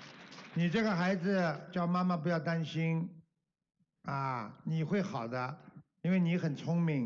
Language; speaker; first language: Chinese; native; Chinese